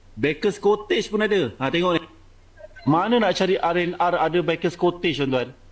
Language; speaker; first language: Malay; native; Malay